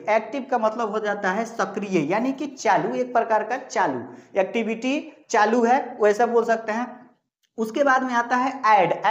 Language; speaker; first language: Hindi; native; Hindi